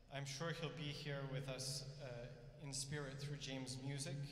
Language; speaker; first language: English; native; English